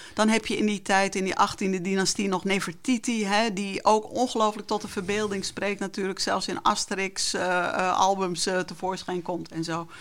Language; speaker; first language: Dutch; non-native, local second language; Western Frisian